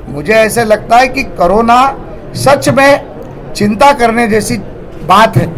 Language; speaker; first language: Hindi; non-native, local second language; Marathi